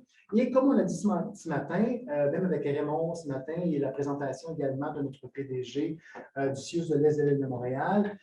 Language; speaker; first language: French; native; French